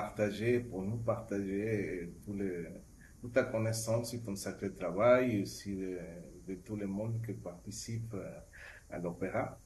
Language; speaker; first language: French; non-native, fluent; Spanish